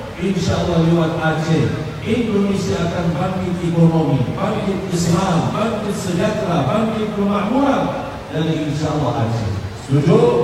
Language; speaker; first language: Indonesian; non-native, fluent; Arabic